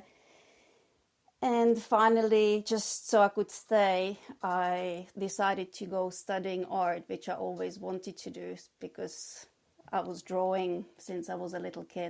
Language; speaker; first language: English; non-native, fluent; Czech